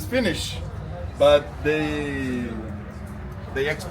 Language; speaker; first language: English; non-native, learner; Portuguese